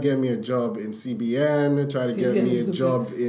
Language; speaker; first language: English; non-native, local second language; Yoruba